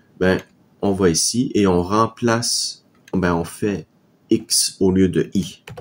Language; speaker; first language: French; native; French